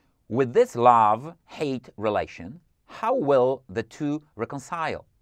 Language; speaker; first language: English; non-native, fluent; Polish